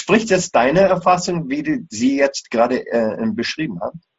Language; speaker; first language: German; non-native, fluent; English